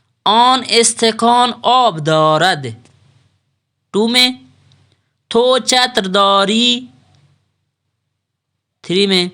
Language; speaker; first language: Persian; non-native, fluent; Urdu